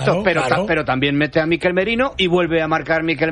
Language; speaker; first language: Spanish; native; Spanish